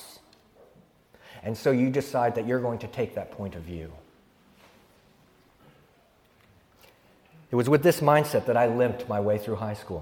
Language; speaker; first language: English; native; English